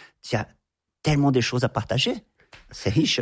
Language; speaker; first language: French; non-native, fluent; Portuguese